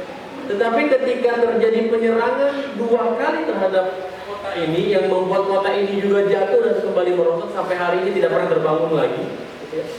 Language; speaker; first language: Indonesian; native; Indonesian